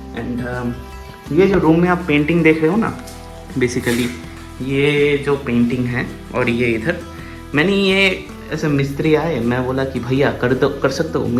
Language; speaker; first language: Hindi; non-native, local second language; Bangla